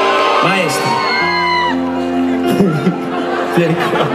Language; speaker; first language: Italian; non-native, fluent; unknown